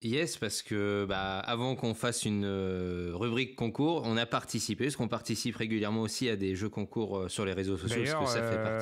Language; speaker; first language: French; native; French